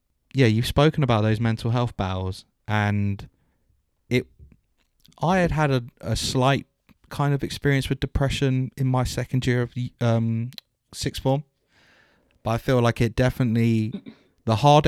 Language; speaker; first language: English; native; English